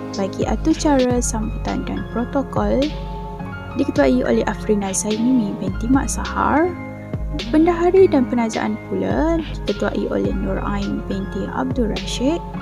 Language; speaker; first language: Malay; native; Malay